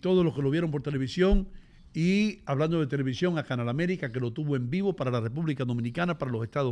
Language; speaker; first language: Spanish; native; Spanish